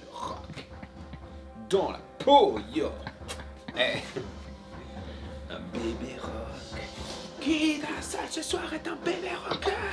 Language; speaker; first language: French; native; French